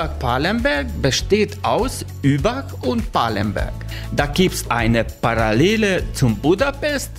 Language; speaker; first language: German; non-native, learner; Hungarian